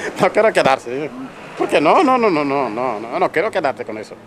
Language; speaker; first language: Spanish; non-native, learner; Wolof